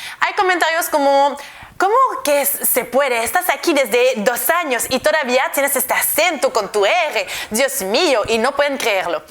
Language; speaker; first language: Spanish; non-native, fluent; French